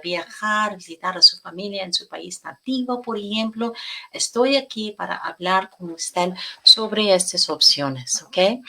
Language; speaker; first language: Spanish; non-native, fluent; English